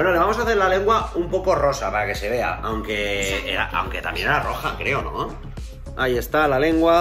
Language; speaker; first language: Spanish; native; Spanish